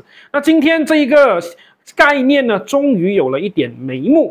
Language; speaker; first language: Chinese; native; Chinese